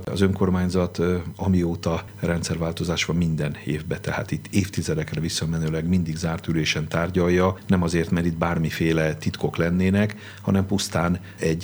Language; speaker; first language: Hungarian; native; Hungarian